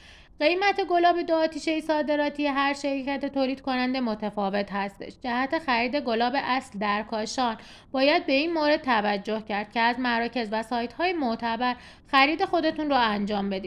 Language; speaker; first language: Persian; native; Persian